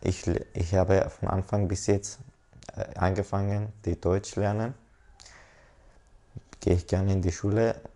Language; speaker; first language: German; non-native, learner; Persian